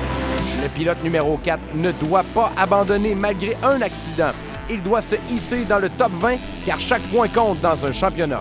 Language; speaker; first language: French; native; French